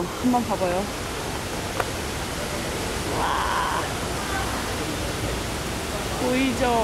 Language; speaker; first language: Korean; non-native, fluent; Chinese